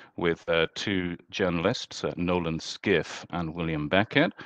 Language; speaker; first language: English; native; English